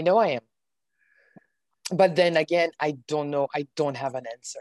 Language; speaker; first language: English; non-native, fluent; Hebrew